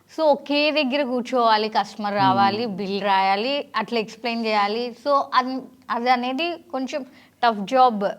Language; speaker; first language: Telugu; native; Telugu